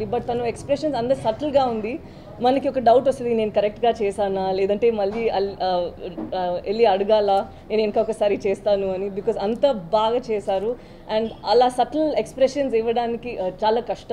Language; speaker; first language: Telugu; non-native, learner; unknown